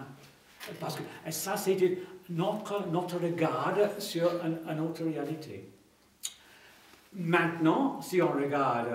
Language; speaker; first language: French; non-native, fluent; English